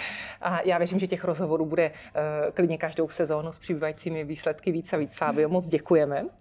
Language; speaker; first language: Czech; native; Czech